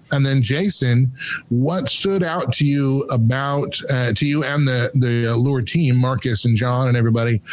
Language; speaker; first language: English; native; English